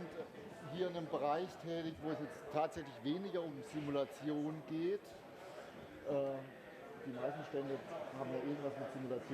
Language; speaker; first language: German; native; German